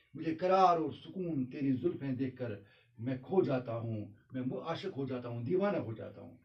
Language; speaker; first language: Urdu; non-native, local second language; Kashmiri